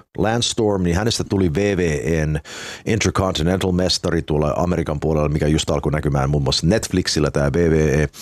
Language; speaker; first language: Finnish; early bilingual, heritage; Finnish